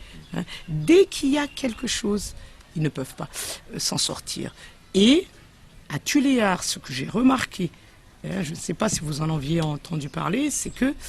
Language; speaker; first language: French; non-native, local second language; Malagasy